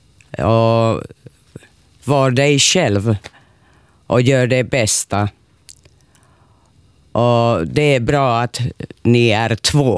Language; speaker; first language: Swedish; non-native, local second language; Finnish